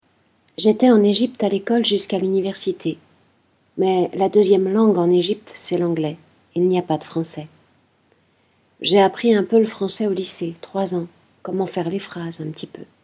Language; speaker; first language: French; non-native, learner; Arabic